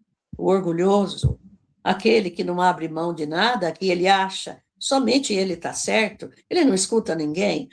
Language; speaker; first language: Portuguese; native; Portuguese